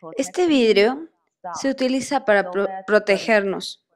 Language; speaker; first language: Spanish; non-native, fluent; Chinese